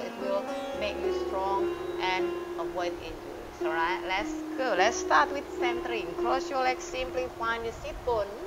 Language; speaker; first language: English; non-native, fluent; Indonesian